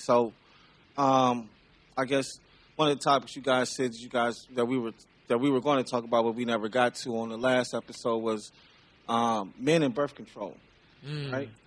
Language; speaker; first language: English; native; English